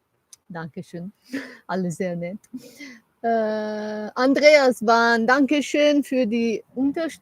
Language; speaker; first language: German; non-native, learner; Spanish